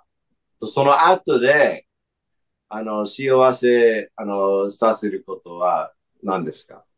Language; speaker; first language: Japanese; non-native, fluent; English